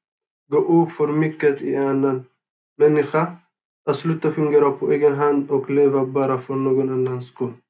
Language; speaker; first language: Swedish; non-native, learner; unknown